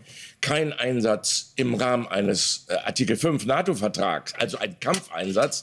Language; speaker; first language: German; native; German